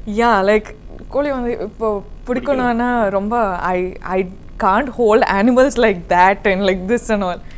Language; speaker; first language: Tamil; non-native, learner; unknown